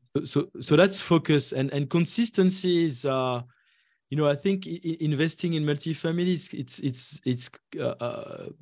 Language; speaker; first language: English; non-native, fluent; French